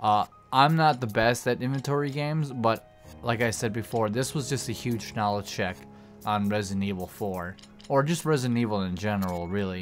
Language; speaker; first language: English; native; English